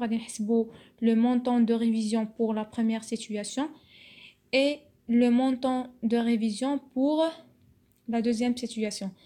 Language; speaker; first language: French; non-native, local second language; Arabic